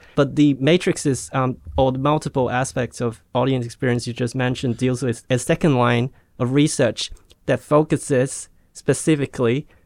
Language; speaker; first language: English; non-native, local second language; Cantonese